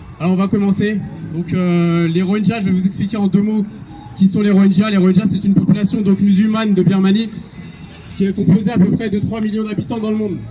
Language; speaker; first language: French; native; French